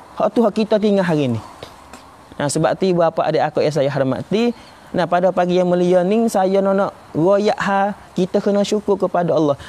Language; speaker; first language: Malay; native; Malay